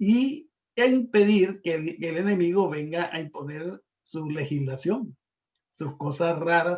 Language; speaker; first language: Spanish; native; Spanish